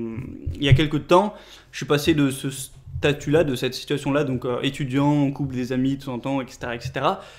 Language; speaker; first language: French; native; French